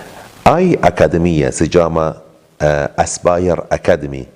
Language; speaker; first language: Spanish; non-native, learner; Arabic